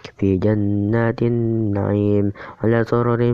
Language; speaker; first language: Arabic; non-native, learner; Indonesian